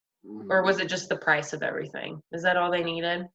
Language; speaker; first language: English; native; English